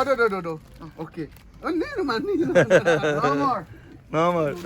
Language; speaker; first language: English; non-native, learner; Turkish